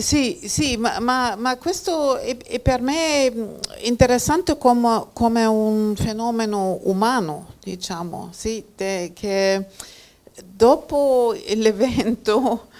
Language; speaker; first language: Italian; non-native, fluent; German